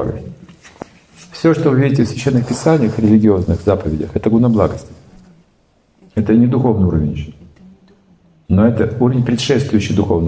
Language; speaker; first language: Russian; native; Russian